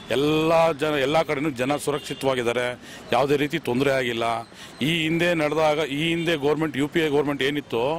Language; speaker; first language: Kannada; native; Kannada